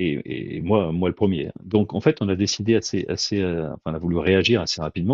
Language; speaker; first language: French; native; French